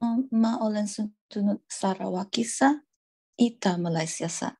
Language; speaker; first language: Finnish; non-native, learner; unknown